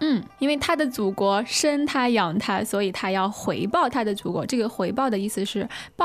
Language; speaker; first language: Chinese; native; Chinese